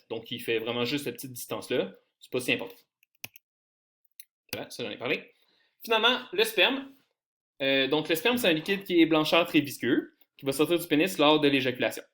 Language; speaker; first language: French; native; French